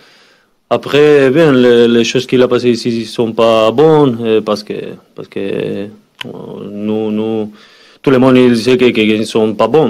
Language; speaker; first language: French; non-native, learner; Spanish